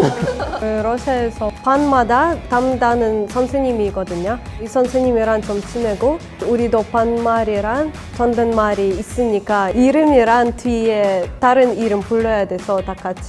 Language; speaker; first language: Korean; non-native, fluent; Russian